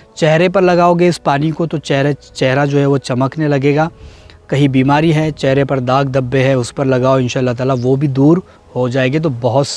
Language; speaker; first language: Hindi; native; Hindi